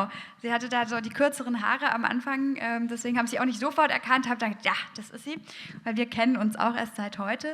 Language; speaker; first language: German; native; German